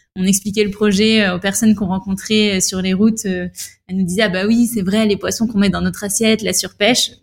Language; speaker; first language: French; native; French